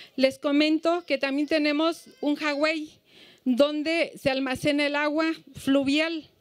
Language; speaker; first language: Spanish; native; Spanish